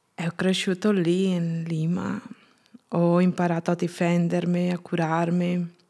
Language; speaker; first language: Italian; non-native, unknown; Spanish